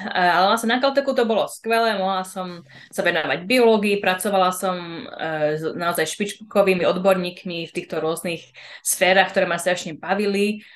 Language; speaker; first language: Slovak; early bilingual, heritage; Slovak